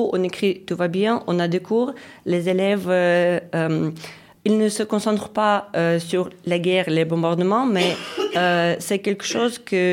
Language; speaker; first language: French; non-native, fluent; Ukrainian